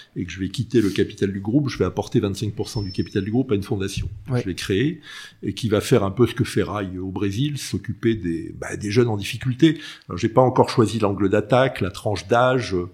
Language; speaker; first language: French; native; French